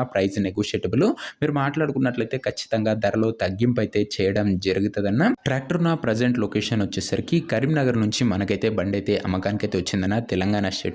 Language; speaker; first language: Telugu; native; Telugu